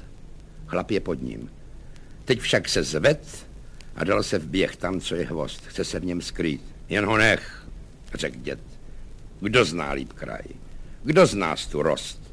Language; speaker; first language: Czech; native; Czech